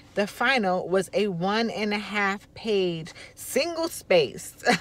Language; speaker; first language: English; native; English